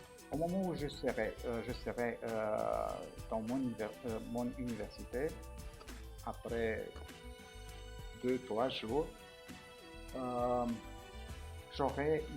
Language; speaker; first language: French; non-native, fluent; Romanian